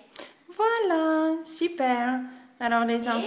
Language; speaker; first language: French; non-native, fluent; English